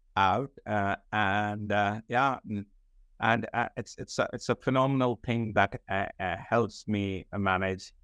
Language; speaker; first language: English; non-native, local second language; Kashmiri